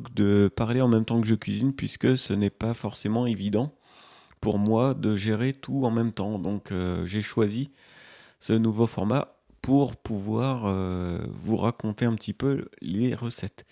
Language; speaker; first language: French; native; French